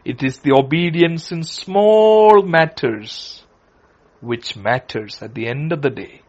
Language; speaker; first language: English; non-native, local second language; Malayalam